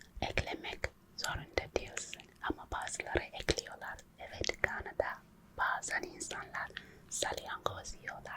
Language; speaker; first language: Turkish; non-native, local second language; English